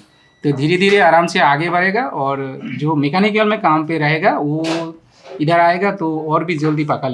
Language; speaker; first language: Hindi; non-native, local second language; Bangla